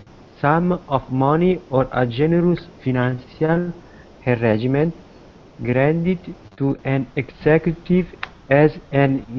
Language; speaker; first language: English; non-native, learner; Italian